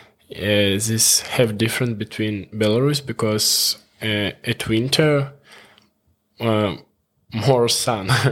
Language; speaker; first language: English; non-native, learner; Russian